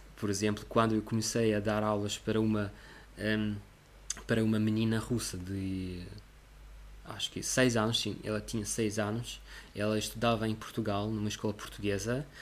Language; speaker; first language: Portuguese; non-native, fluent; Russian